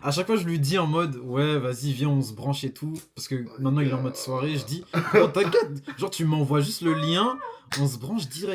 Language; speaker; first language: French; native; French